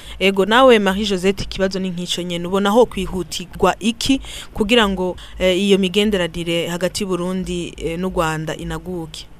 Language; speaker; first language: Kinyarwanda; native; Kinyarwanda